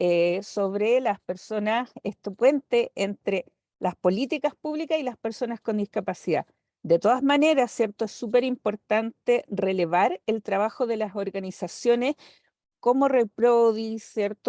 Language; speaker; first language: Spanish; native; Spanish